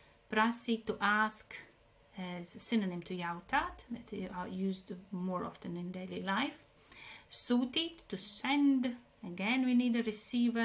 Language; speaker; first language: English; non-native, fluent; Latvian